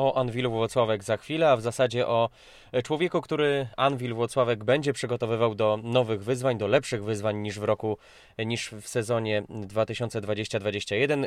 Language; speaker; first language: Polish; native; Polish